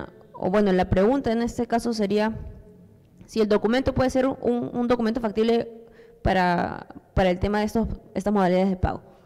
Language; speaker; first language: Spanish; native; Spanish